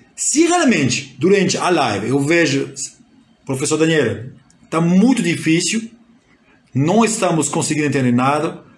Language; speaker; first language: Portuguese; non-native, fluent; French